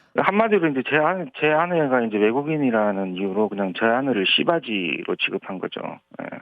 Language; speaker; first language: Korean; native; Korean